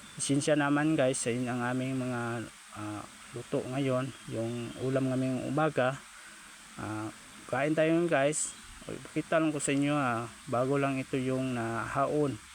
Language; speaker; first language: Filipino; non-native, local second language; Cebuano